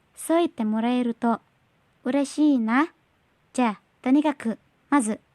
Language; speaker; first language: Japanese; non-native, learner; Indonesian